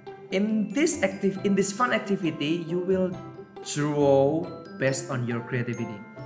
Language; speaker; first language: English; non-native, fluent; Indonesian